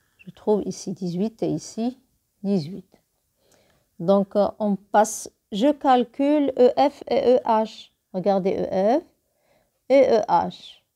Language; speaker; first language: French; non-native, local second language; Arabic